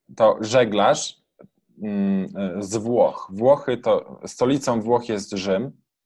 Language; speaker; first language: Polish; native; Polish